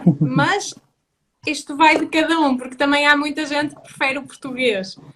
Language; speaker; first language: Portuguese; native; Portuguese